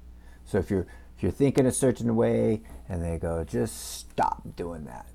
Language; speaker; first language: English; native; English